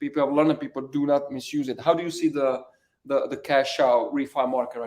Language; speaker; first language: English; native; English